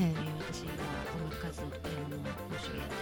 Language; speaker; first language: Japanese; native; Japanese